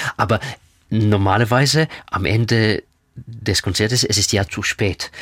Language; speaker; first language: German; non-native, fluent; Russian